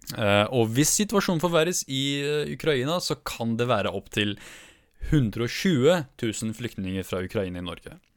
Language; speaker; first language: Norwegian; early bilingual, other home language; Kurdish